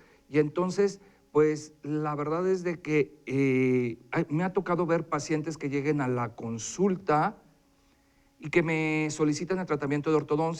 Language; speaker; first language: Spanish; native; Spanish